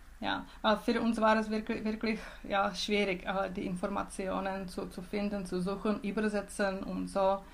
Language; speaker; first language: German; non-native, learner; Czech